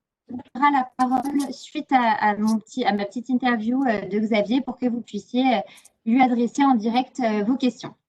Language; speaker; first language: French; native; French